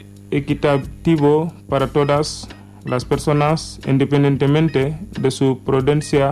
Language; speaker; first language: Spanish; non-native, learner; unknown